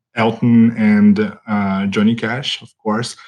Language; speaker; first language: English; non-native, fluent; Portuguese